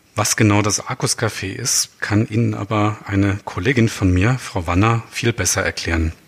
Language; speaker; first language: German; non-native, local second language; Swiss German